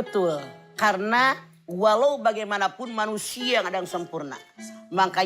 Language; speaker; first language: Indonesian; native; Indonesian